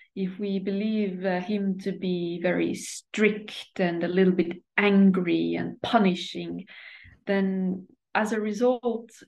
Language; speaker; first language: English; non-native, fluent; Estonian